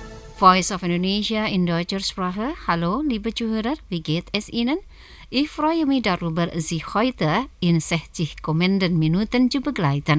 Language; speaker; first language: German; non-native, fluent; Indonesian